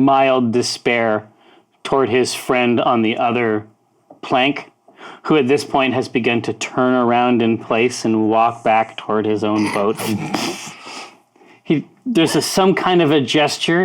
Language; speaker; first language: English; native; English